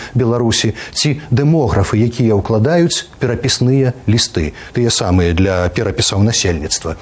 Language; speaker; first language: Belarusian; native; Belarusian